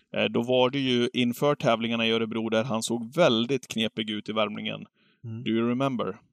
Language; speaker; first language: Swedish; native; Swedish